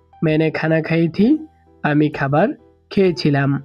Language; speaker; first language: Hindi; non-native, learner; Bangla